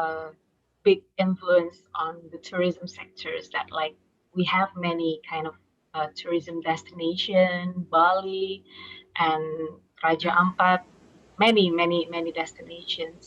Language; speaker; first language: English; non-native, fluent; Indonesian